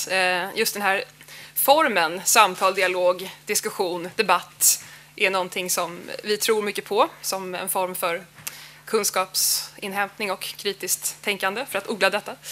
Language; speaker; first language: Swedish; native; Swedish